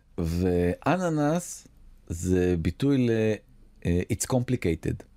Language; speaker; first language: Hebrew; native; Hebrew